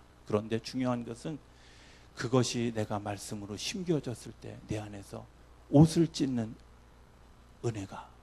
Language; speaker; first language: Korean; native; Korean